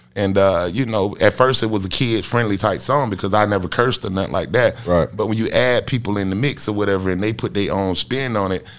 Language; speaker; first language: English; native; English